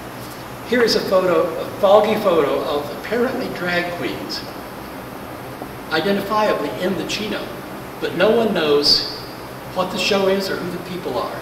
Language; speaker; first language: English; native; English